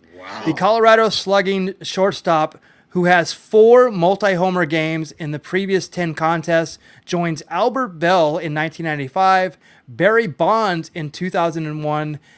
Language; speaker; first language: English; native; English